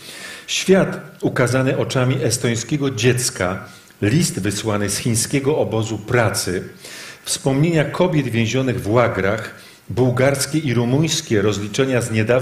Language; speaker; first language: Polish; native; Polish